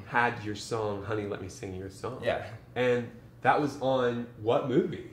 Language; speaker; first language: English; native; English